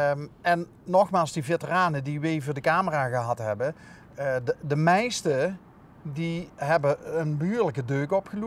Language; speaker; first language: Dutch; native; Dutch